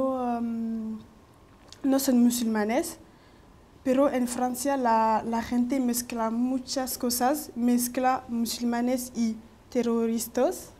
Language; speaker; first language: Spanish; non-native, local second language; French